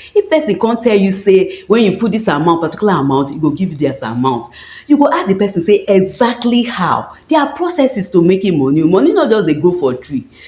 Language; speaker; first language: Nigerian Pidgin; native; Nigerian Pidgin